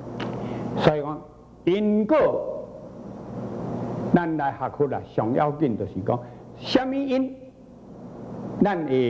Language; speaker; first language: Chinese; native; Chinese